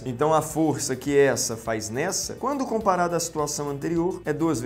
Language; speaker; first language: Portuguese; native; Portuguese